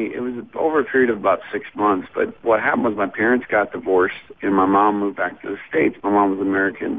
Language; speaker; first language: English; native; English